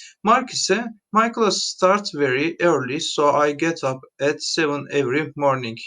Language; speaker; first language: English; non-native, fluent; Turkish